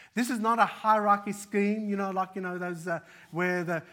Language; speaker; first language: English; early bilingual, other home language; Arabic